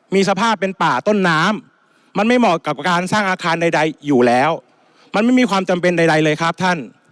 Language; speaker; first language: Thai; native; Thai